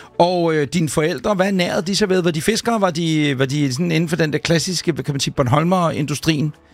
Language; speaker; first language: Danish; native; Danish